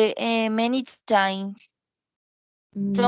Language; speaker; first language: English; non-native, learner; Spanish